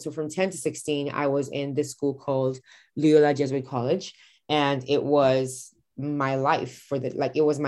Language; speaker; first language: English; non-native, local second language; Igbo